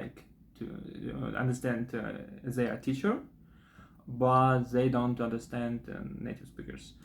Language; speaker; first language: English; non-native, fluent; Russian